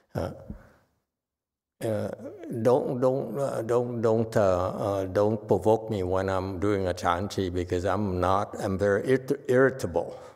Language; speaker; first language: English; non-native, fluent; Vietnamese